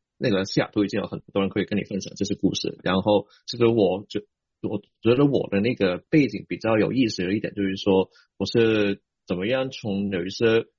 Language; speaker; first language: Chinese; non-native, local second language; Cantonese